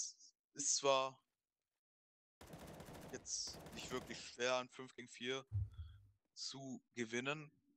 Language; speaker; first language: German; native; German